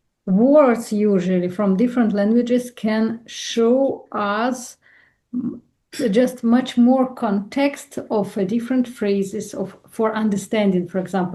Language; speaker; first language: English; non-native, fluent; Russian